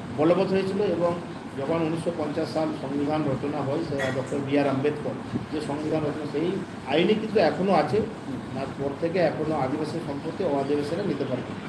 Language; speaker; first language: Bangla; non-native, local second language; Santali